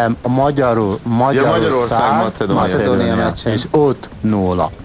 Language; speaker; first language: Hungarian; non-native, learner; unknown